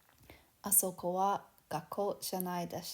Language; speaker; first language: Japanese; non-native, fluent; English